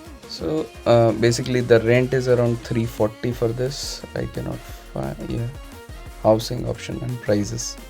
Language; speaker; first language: English; non-native, local second language; Hindi